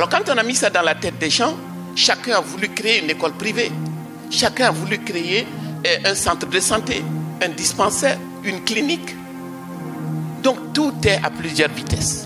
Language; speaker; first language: French; non-native, local second language; Bambara